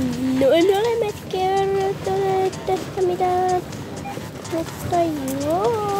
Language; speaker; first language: Finnish; early bilingual, heritage; Finnish